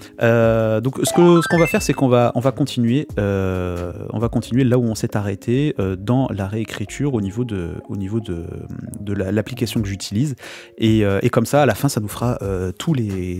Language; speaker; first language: French; native; French